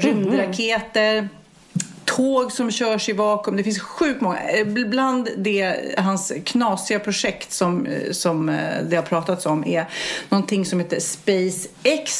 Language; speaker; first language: Swedish; native; Swedish